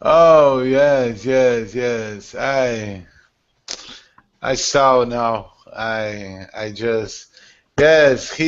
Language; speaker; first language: English; non-native, learner; Portuguese